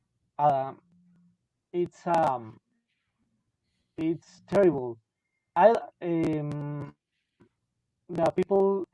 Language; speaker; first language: English; non-native, learner; Spanish